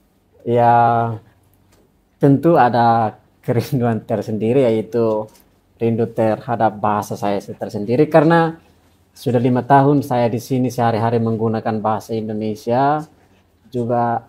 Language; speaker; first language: Indonesian; non-native, fluent; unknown